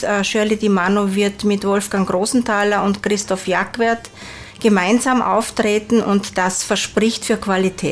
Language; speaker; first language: German; native; German